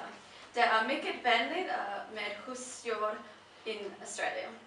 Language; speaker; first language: Swedish; non-native, learner; English